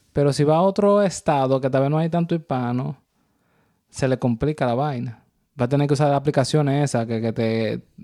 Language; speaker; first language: Spanish; native; Spanish